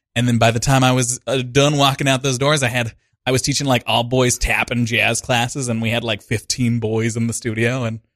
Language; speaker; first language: English; native; English